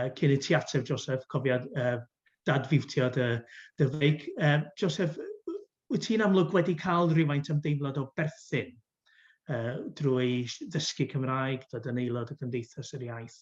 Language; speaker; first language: Welsh; native; Welsh